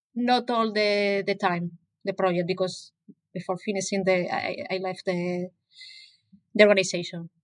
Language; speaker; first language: English; non-native, fluent; Spanish